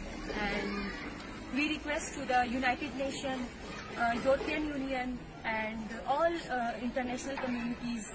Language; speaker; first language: English; non-native, learner; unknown